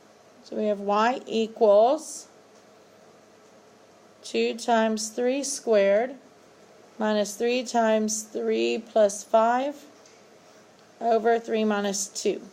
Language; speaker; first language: English; native; English